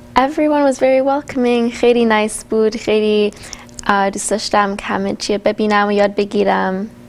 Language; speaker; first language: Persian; early bilingual, heritage; Persian